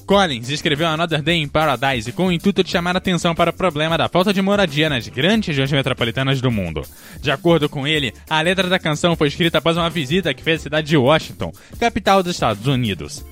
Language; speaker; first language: Portuguese; native; Portuguese